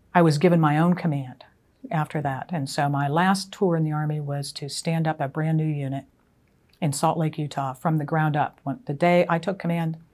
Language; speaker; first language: English; native; English